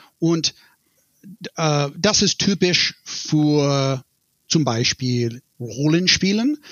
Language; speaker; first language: German; non-native, learner; English